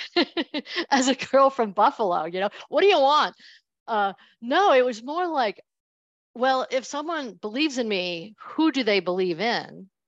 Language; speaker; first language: English; native; English